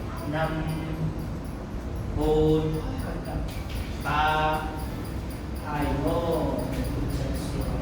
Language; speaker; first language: Vietnamese; non-native, learner; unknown